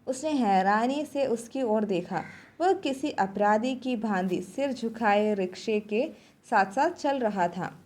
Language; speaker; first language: Hindi; non-native, local second language; Malayalam